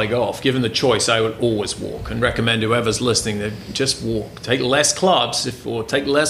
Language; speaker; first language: English; native; English